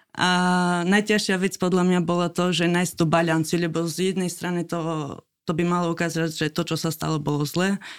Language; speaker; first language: Slovak; non-native, fluent; Albanian